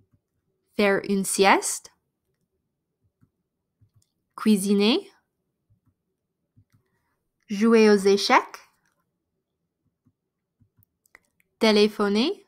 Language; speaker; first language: French; non-native, fluent; English